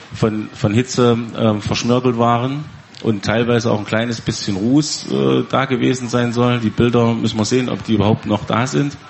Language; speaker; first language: German; native; German